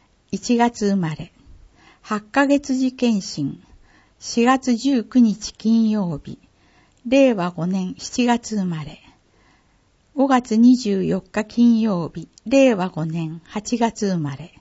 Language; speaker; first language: Japanese; native; Japanese